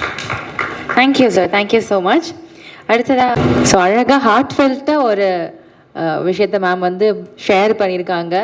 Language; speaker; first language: Tamil; native; Tamil